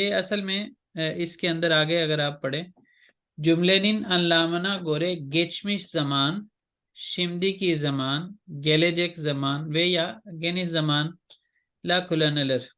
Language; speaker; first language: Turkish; non-native, fluent; Urdu